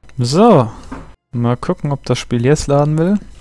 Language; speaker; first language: German; native; German